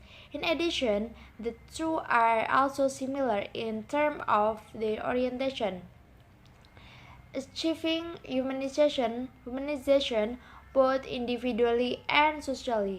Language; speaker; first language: English; non-native, learner; Indonesian